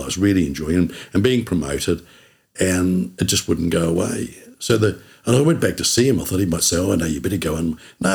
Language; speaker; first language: English; native; English